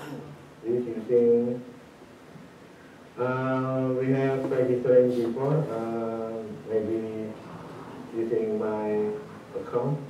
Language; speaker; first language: English; non-native, learner; Indonesian